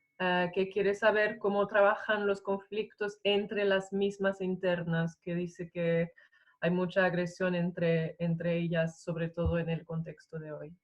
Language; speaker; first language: Spanish; non-native, fluent; English